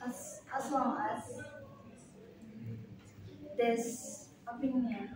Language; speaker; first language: English; non-native, learner; Indonesian